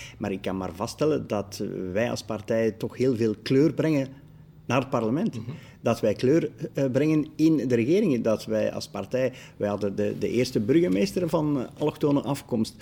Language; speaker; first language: Dutch; native; Dutch